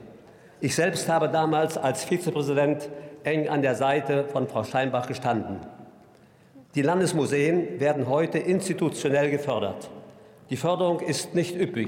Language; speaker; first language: German; native; German